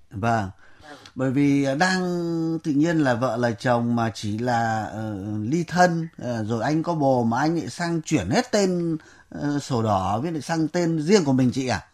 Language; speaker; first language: Vietnamese; native; Vietnamese